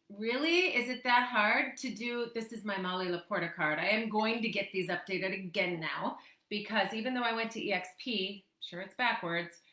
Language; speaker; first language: English; native; English